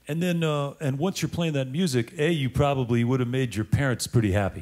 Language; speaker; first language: English; native; English